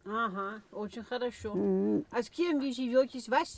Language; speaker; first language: Russian; non-native, fluent; Dutch